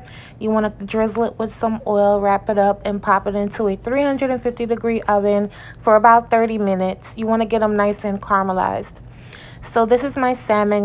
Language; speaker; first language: English; native; English